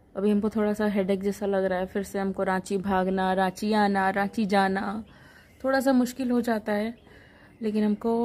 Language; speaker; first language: Hindi; native; Hindi